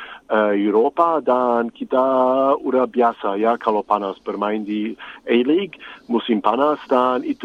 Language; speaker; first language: Indonesian; non-native, fluent; English